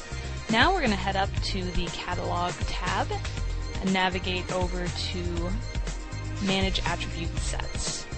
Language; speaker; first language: English; native; English